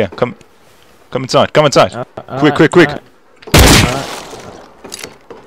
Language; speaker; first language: English; non-native, fluent; German